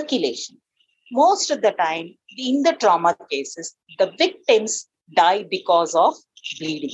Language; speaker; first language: English; non-native, local second language; Telugu